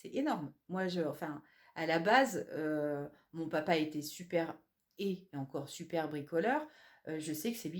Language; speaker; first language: French; native; French